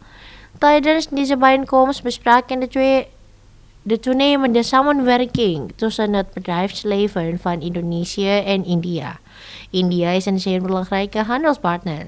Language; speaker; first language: Dutch; non-native, fluent; Indonesian